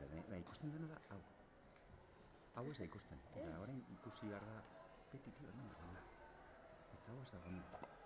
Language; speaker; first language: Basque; non-native, local second language; Spanish